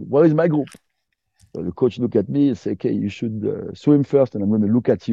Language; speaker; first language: English; non-native, fluent; French